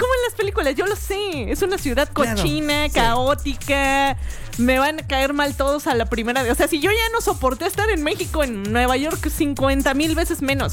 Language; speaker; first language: Spanish; native; Spanish